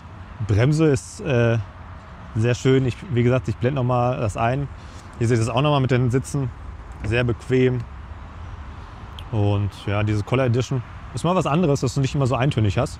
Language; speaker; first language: German; native; German